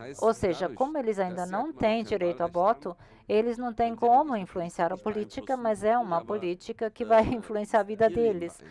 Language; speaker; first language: Portuguese; non-native, learner; German